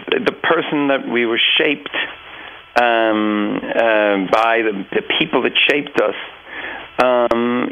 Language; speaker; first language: English; native; English